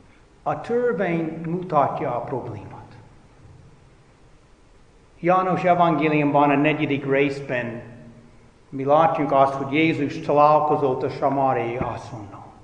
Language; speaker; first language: Hungarian; non-native, fluent; English